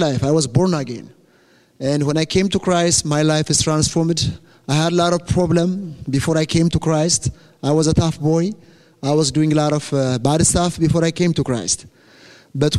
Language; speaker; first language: English; non-native, fluent; Amharic